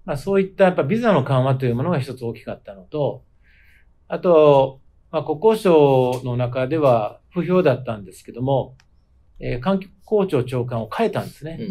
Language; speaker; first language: Japanese; native; Japanese